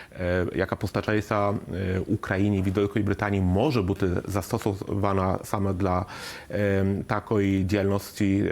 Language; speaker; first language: Polish; non-native, learner; Ukrainian